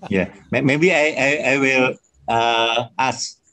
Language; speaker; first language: English; non-native, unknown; Indonesian